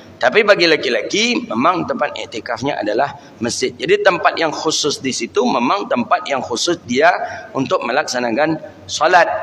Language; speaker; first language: Malay; non-native, local second language; Minangkabau